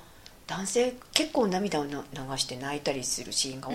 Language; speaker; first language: Japanese; native; Japanese